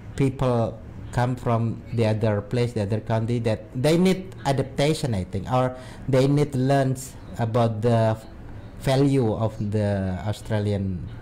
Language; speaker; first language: English; non-native, learner; Indonesian